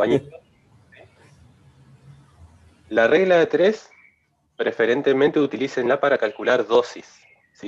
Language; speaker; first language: Spanish; native; Spanish